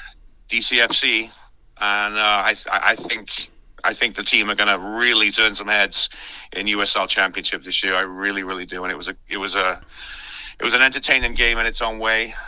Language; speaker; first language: English; native; English